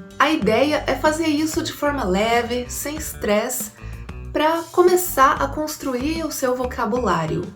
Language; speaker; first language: Portuguese; native; Portuguese